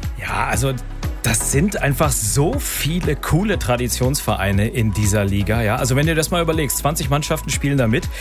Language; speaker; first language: German; native; German